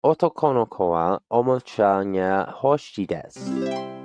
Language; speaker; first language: Japanese; non-native, learner; English